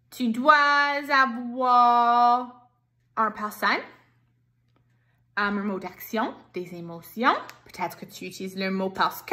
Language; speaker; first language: French; non-native, local second language; English